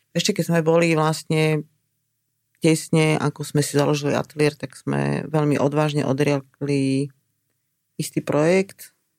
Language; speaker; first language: Slovak; native; Slovak